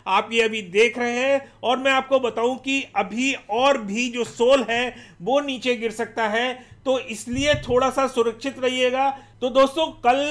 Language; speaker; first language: Hindi; native; Hindi